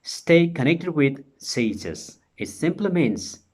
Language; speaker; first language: English; non-native, local second language; Nepali